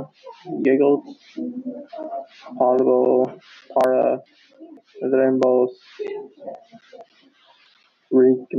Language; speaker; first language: Spanish; non-native, learner; English